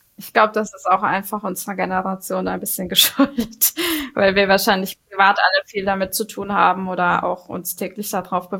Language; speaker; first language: German; native; German